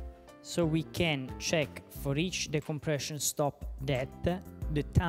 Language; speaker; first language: English; non-native, fluent; Italian